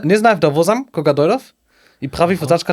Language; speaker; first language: Macedonian; non-native, learner; German